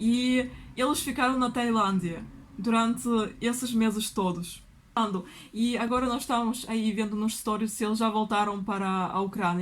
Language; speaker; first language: Portuguese; non-native, fluent; Russian